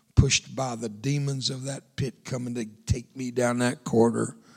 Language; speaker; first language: English; early bilingual, other home language; Spanish